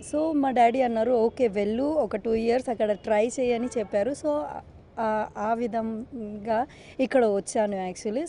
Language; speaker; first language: Telugu; non-native, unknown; Bangla